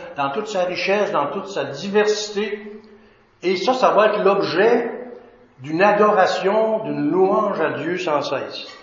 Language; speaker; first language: French; native; French